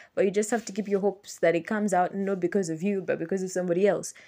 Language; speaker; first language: English; non-native, local second language; Ganda